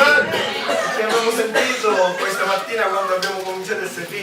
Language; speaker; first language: Italian; native; Italian